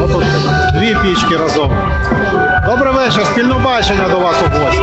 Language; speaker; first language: Ukrainian; native; Ukrainian